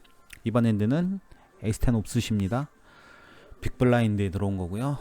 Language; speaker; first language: Korean; native; Korean